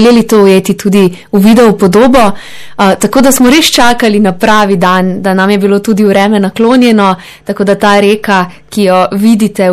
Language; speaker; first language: Slovenian; native; Slovenian